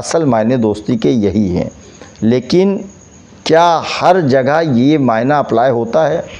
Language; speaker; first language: Urdu; native; Urdu